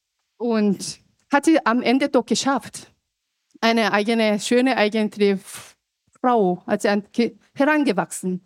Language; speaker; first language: German; non-native, fluent; Korean